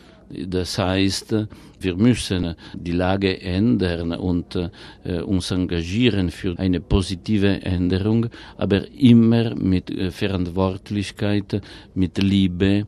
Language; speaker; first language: German; non-native, fluent; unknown